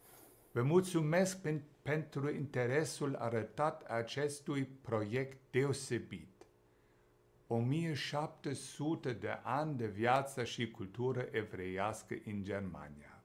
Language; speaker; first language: Romanian; non-native, fluent; German